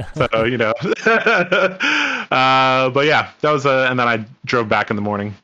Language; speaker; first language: English; non-native, local second language; Cantonese